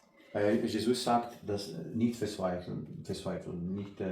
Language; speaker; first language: German; non-native, learner; Portuguese